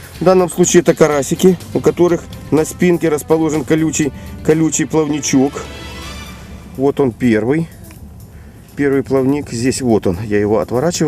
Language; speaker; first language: Russian; native; Russian